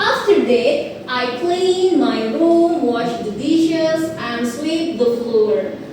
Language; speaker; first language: English; non-native, learner; Indonesian